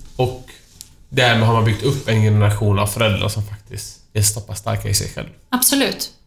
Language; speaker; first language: Swedish; non-native, fluent; Persian